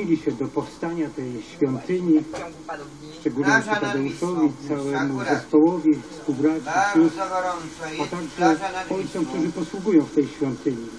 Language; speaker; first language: Polish; native; Polish